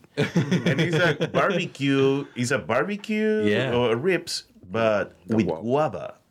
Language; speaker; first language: English; non-native, learner; Spanish